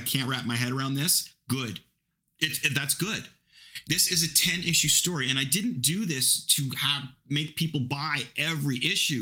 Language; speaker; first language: English; native; English